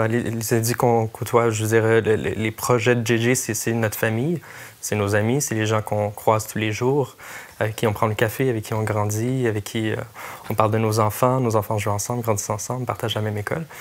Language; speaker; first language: French; native; French